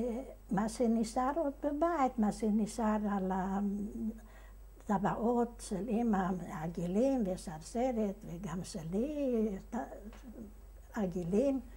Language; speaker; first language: Hebrew; non-native, fluent; Hungarian